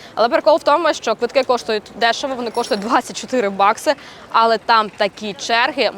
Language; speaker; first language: Ukrainian; native; Ukrainian